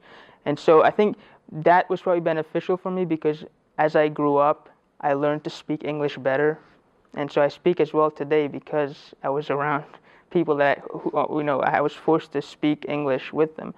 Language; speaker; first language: English; early bilingual, other home language; Persian